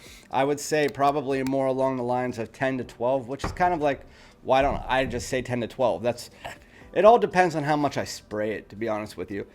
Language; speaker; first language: English; native; English